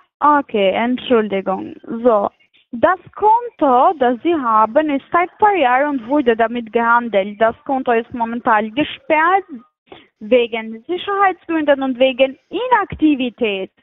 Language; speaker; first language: German; non-native, fluent; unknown